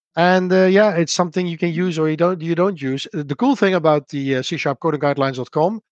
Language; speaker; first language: English; non-native, fluent; Dutch